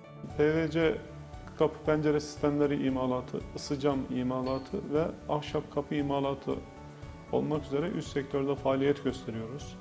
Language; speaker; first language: Turkish; native; Turkish